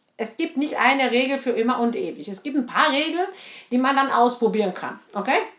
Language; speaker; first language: German; non-native, fluent; Italian